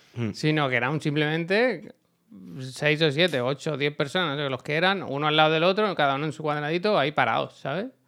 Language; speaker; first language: Spanish; native; Spanish